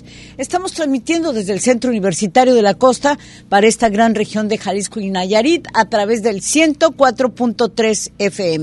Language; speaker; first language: Spanish; native; Spanish